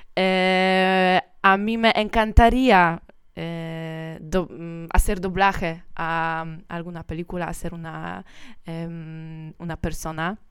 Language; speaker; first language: Spanish; non-native, learner; Polish